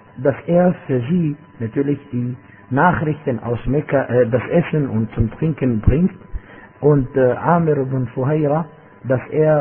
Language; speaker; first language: German; non-native, fluent; Arabic